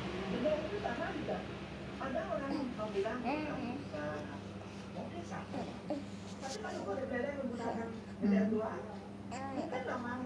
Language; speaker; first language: Indonesian; non-native, local second language; Balinese